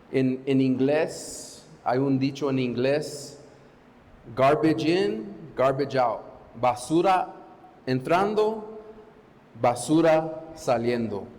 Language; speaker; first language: Spanish; non-native, fluent; English